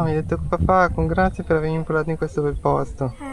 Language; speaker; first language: Italian; native; Italian